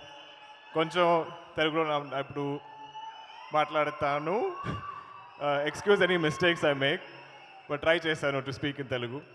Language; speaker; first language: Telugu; non-native, learner; Malayalam